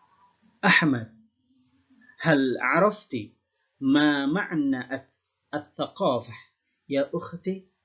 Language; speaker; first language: Arabic; non-native, fluent; Indonesian